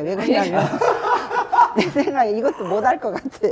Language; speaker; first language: Korean; native; Korean